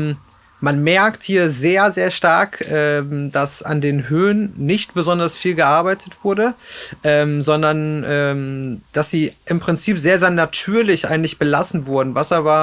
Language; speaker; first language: German; native; German